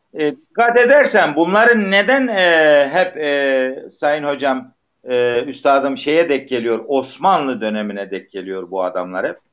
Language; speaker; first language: Turkish; non-native, local second language; Zaza